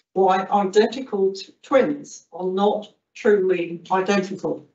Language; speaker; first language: English; native; English